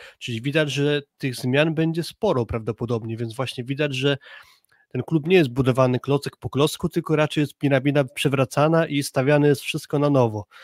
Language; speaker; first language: Polish; native; Polish